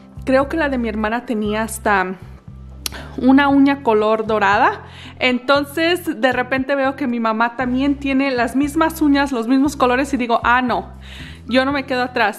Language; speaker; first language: Spanish; early bilingual, heritage; Spanish